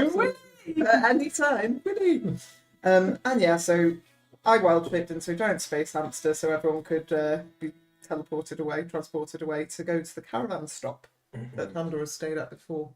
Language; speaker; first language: English; native; English